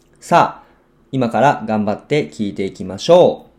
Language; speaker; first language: Japanese; non-native, fluent; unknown